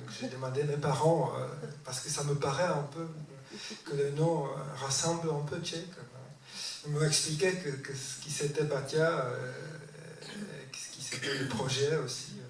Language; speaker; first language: French; non-native, fluent; Czech